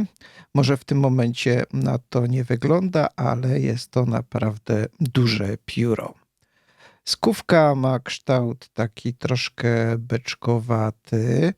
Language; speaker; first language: Polish; native; Polish